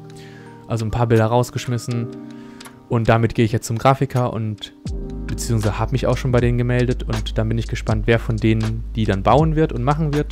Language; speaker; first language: German; native; German